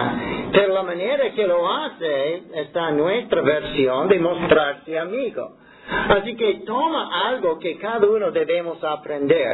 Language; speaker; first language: Spanish; non-native, fluent; English